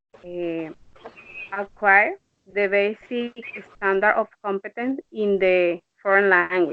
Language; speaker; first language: English; non-native, learner; Spanish